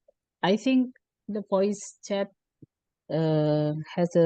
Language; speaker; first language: English; non-native, learner; Indonesian